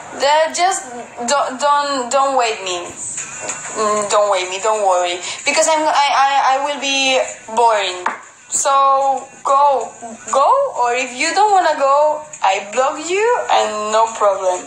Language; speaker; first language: English; non-native, fluent; Spanish